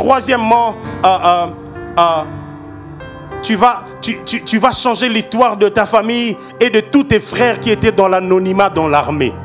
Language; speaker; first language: French; non-native, local second language; Lingala